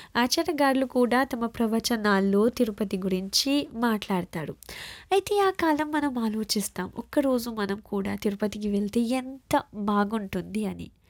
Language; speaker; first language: Telugu; early bilingual, heritage; Telugu